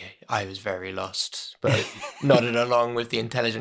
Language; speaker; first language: English; native; English